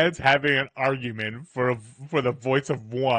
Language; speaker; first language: English; native; English